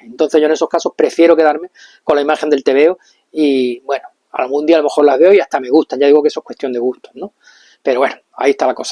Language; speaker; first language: Spanish; native; Spanish